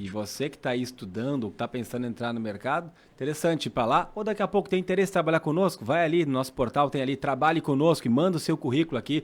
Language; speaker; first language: Portuguese; native; Portuguese